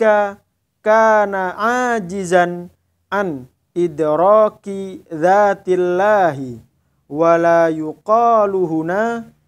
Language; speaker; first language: Arabic; non-native, fluent; Indonesian